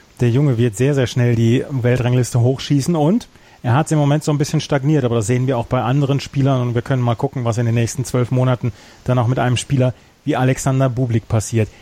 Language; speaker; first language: German; native; German